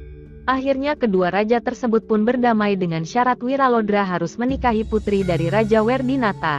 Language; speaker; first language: Indonesian; native; Indonesian